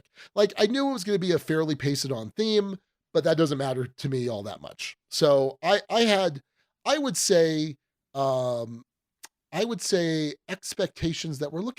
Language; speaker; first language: English; native; English